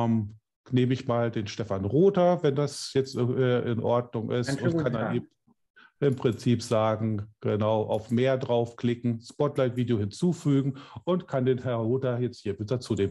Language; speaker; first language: German; native; German